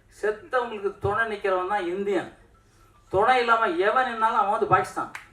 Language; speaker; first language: Tamil; native; Tamil